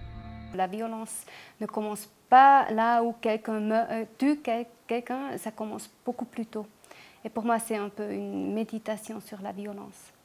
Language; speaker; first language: French; non-native, local second language; German